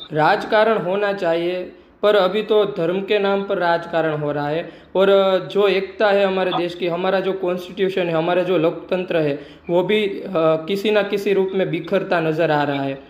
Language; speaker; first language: Hindi; non-native, local second language; Gujarati